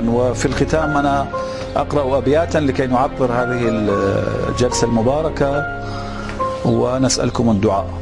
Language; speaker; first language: Arabic; non-native, fluent; Persian